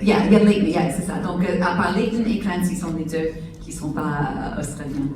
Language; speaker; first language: French; native; French